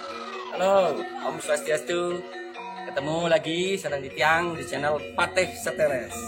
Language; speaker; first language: Indonesian; non-native, local second language; Balinese